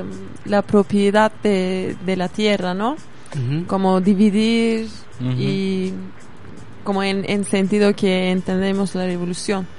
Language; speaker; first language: Spanish; non-native, fluent; Kurdish